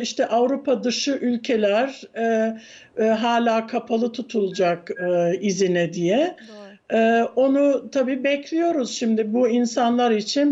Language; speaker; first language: Turkish; early bilingual, heritage; Turkish